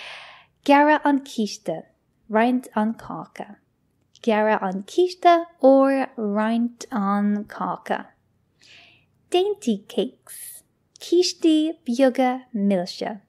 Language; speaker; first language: Irish; non-native, local second language; English